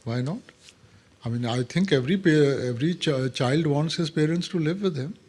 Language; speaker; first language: English; non-native, local second language; Punjabi